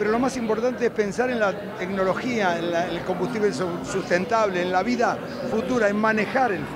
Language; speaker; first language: Spanish; native; Spanish